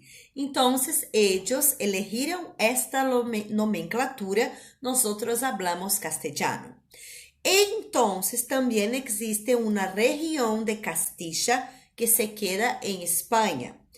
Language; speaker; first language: Spanish; non-native, fluent; Portuguese